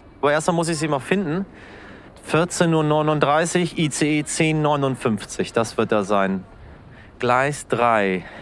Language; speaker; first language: German; early bilingual, other home language; Persian